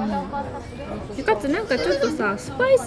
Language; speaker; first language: Japanese; native; Japanese